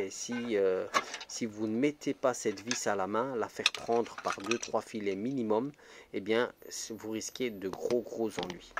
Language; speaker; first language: French; native; French